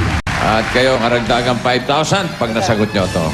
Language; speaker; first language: Filipino; native; Filipino